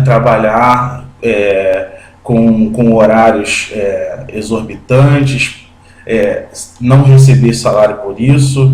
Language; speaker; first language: Portuguese; native; Portuguese